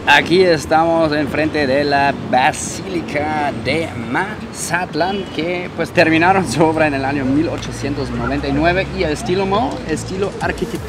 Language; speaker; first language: Spanish; non-native, fluent; German